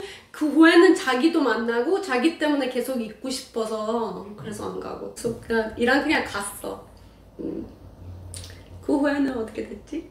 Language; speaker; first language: Korean; non-native, learner; Persian